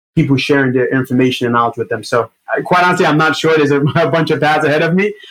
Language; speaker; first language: English; native; English